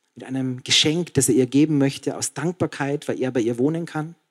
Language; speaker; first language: German; native; German